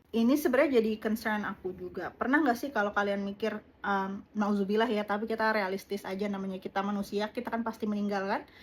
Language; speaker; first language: Indonesian; native; Indonesian